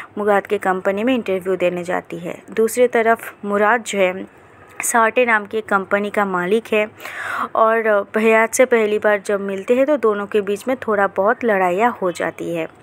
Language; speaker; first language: Hindi; non-native, local second language; Bangla